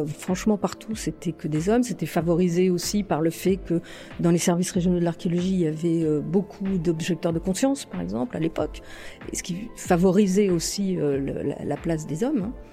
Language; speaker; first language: French; native; French